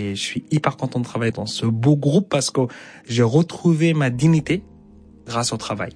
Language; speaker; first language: French; non-native, fluent; Arabic